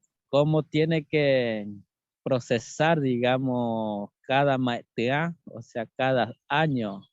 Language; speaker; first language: Spanish; non-native, local second language; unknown